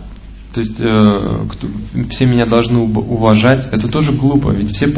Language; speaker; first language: Russian; native; Russian